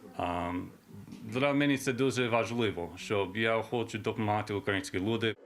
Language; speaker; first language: Ukrainian; non-native, learner; English